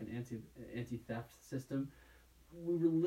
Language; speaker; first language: English; native; English